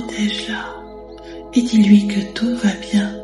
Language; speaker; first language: French; native; French